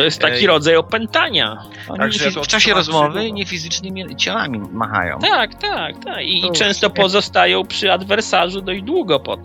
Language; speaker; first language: Polish; native; Polish